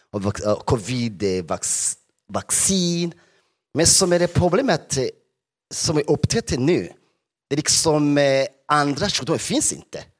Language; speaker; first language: Swedish; non-native, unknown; Rundi